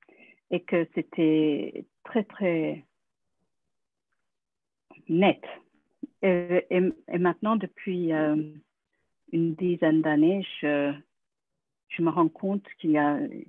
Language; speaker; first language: French; non-native, fluent; English